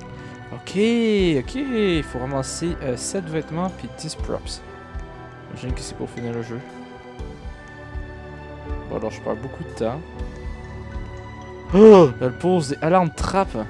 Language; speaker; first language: French; native; French